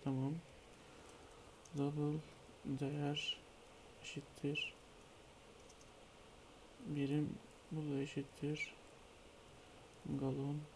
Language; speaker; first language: Turkish; native; Turkish